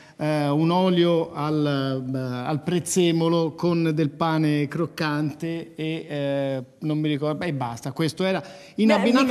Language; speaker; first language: Italian; native; Italian